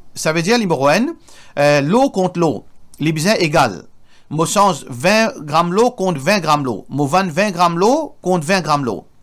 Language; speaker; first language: French; non-native, local second language; Morisyen